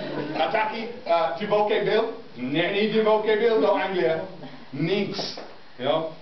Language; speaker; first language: Czech; non-native, learner; English